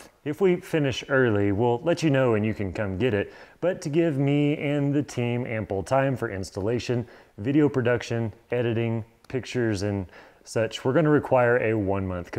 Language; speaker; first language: English; native; English